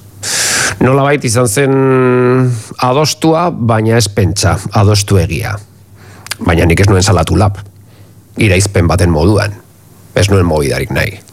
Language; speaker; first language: Basque; native; Basque